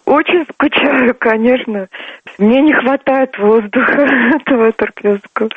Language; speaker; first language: Russian; non-native, local second language; Turkmen